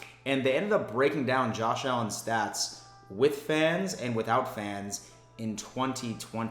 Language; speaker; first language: English; native; English